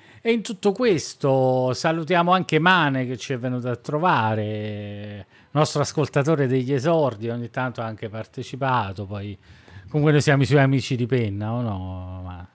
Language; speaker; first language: Italian; native; Italian